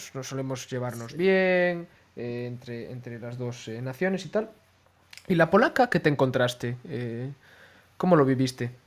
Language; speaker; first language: Spanish; native; Spanish